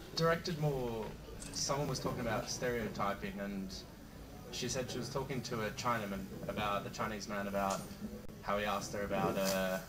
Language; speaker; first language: English; native; English